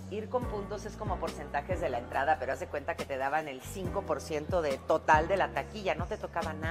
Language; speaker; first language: Spanish; early bilingual, other home language; Romanian